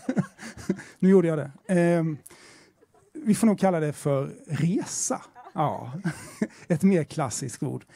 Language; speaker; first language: Swedish; native; Swedish